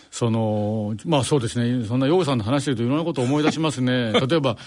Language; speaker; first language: Japanese; native; Japanese